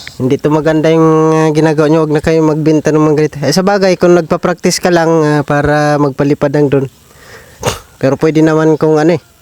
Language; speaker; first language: Filipino; non-native, local second language; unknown